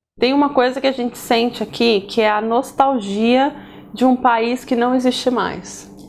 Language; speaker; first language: Portuguese; native; Portuguese